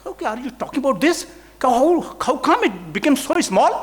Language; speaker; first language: English; non-native, local second language; Hindi